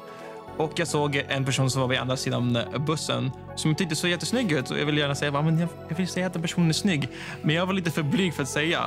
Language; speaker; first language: Swedish; non-native, fluent; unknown